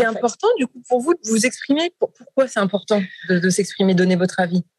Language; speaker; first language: French; native; French